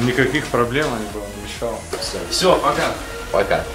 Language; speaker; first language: Russian; non-native, learner; Bulgarian